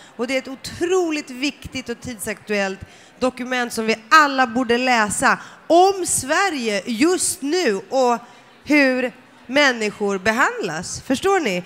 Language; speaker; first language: Swedish; early bilingual, other home language; Greek